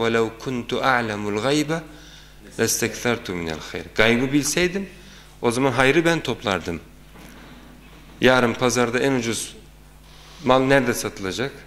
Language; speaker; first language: Turkish; native; Turkish